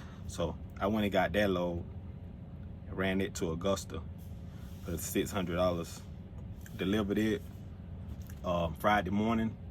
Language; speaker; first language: English; native; English